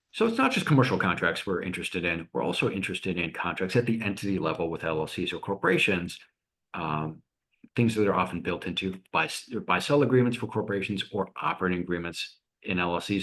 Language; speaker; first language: English; native; English